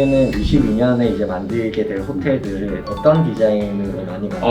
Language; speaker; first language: Korean; native; Korean